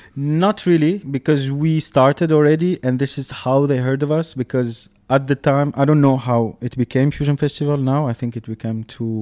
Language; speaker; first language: English; non-native, fluent; Arabic